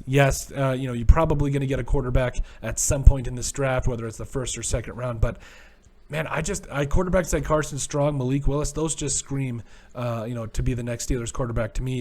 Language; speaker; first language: English; native; English